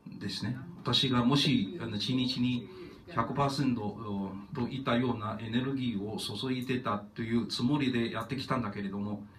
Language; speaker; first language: Japanese; non-native, fluent; Chinese